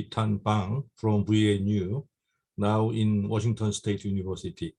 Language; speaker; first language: English; non-native, fluent; Korean